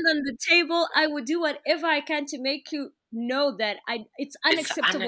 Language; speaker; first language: English; non-native, local second language; Shona